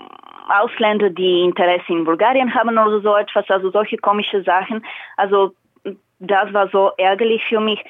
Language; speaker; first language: German; non-native, fluent; Bulgarian